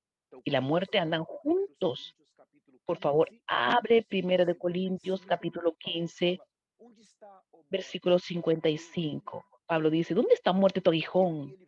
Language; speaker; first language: Spanish; non-native, fluent; Portuguese